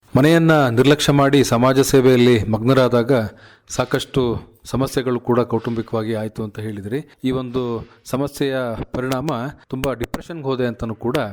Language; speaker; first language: Kannada; native; Kannada